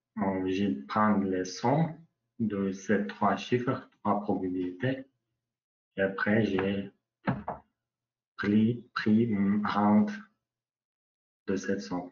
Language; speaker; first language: French; non-native, learner; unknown